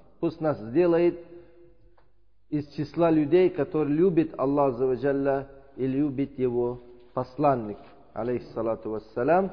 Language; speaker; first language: Russian; non-native, learner; Uzbek